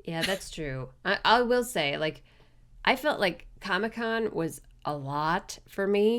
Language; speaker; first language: English; native; English